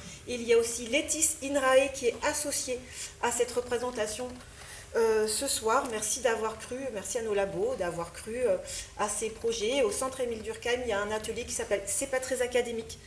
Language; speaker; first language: French; native; French